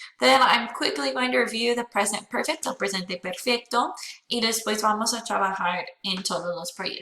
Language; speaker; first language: Spanish; non-native, fluent; English